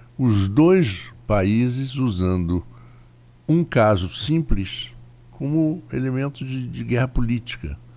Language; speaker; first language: Portuguese; native; Portuguese